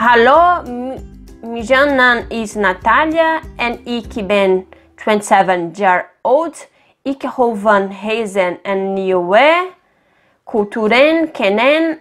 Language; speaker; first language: German; non-native, learner; Portuguese